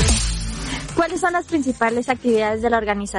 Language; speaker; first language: Spanish; native; Spanish